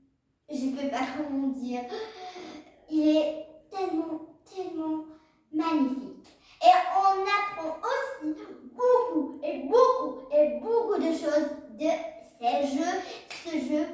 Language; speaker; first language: French; non-native, learner; Arabic